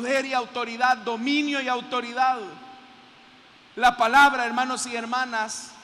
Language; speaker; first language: Spanish; native; Spanish